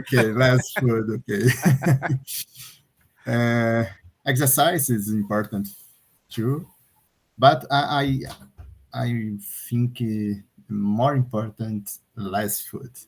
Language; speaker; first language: English; non-native, learner; Portuguese